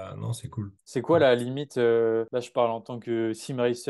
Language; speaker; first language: French; native; French